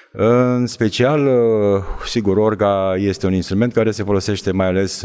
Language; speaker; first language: Romanian; native; Romanian